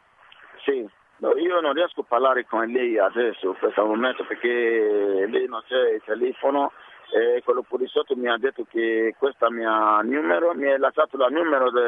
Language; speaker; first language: Italian; non-native, learner; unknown